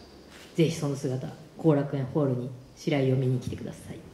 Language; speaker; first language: Japanese; native; Japanese